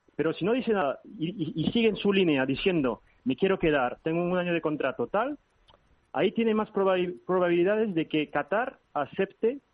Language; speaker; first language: Spanish; early bilingual, heritage; French